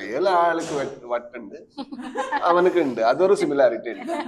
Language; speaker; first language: Malayalam; non-native, learner; Kannada